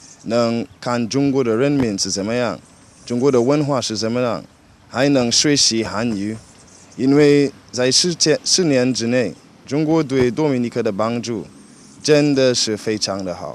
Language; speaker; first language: Chinese; non-native, fluent; English